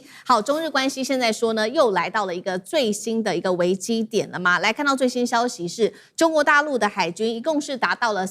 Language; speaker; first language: Chinese; native; Chinese